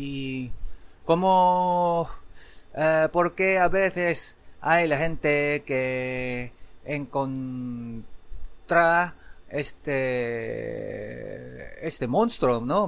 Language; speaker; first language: Spanish; non-native, learner; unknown